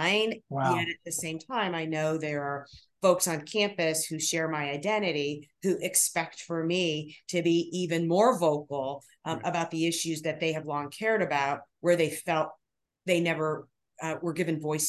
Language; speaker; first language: English; native; English